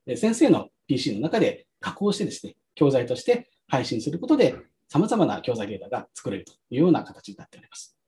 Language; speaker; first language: Japanese; native; Japanese